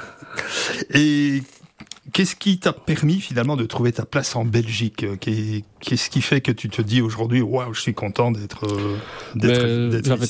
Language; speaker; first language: French; native; French